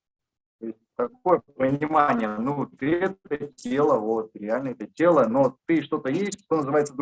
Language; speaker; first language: Russian; native; Russian